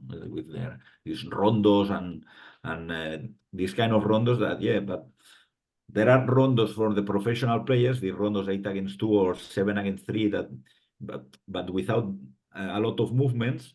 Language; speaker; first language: English; non-native, fluent; Spanish